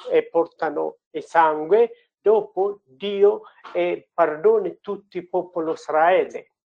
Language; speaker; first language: Italian; non-native, learner; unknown